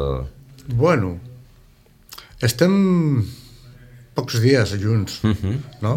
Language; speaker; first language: Catalan; non-native, local second language; Spanish